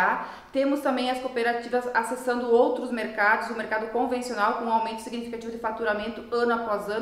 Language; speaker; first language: Portuguese; native; Portuguese